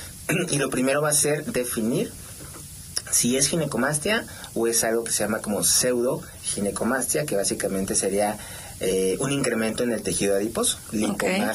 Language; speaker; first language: Spanish; native; Spanish